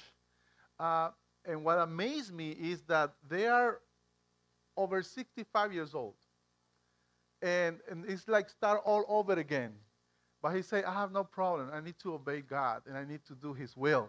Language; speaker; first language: English; non-native, fluent; Spanish